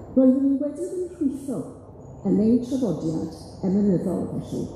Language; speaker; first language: Welsh; native; Welsh